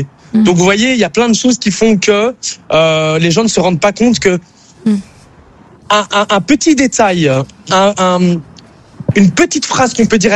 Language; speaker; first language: French; native; French